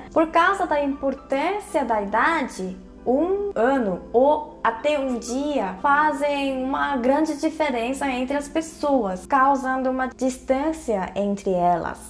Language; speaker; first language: Portuguese; non-native, fluent; Korean